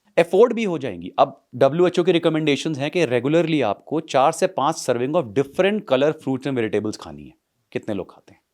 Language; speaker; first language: Hindi; non-native, local second language; Punjabi